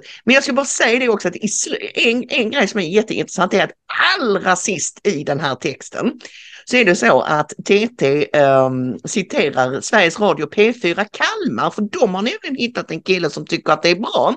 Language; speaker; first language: Swedish; native; Swedish